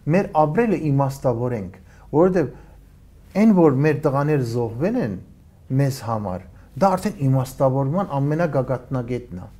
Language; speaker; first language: Armenian; early bilingual, heritage; Armenian